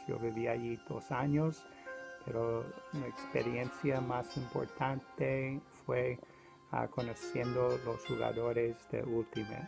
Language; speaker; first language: Spanish; non-native, learner; English